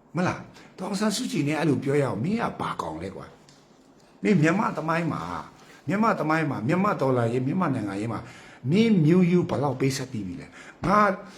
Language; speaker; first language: Burmese; non-native, local second language; Kachin